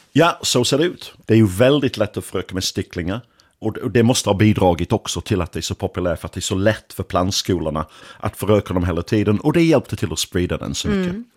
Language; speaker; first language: Swedish; non-native, fluent; English